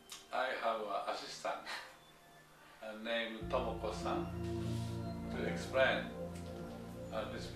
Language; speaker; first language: English; non-native, learner; Japanese